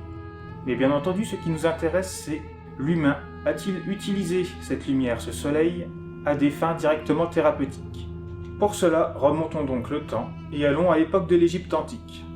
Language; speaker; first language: French; native; French